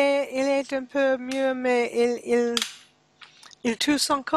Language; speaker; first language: French; non-native, learner; English